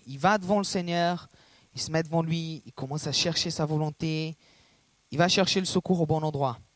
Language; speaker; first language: French; non-native, fluent; Portuguese